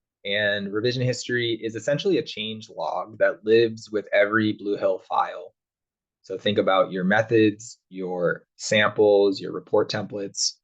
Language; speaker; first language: English; native; English